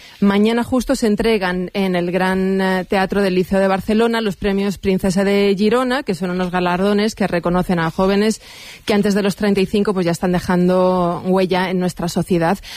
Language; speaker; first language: Spanish; native; Spanish